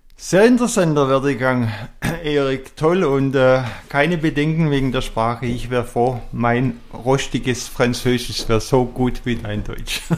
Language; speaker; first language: German; native; German